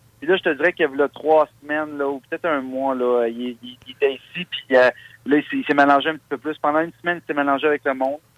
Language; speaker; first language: French; native; French